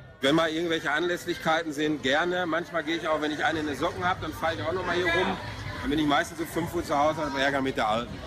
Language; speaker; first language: German; native; German